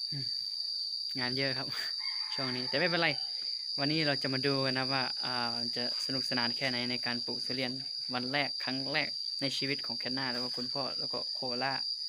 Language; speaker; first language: Thai; native; Thai